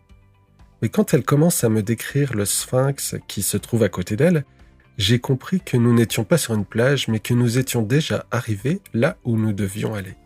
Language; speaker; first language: French; native; French